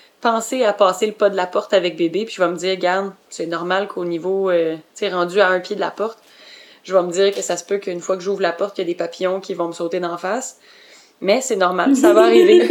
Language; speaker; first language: French; native; French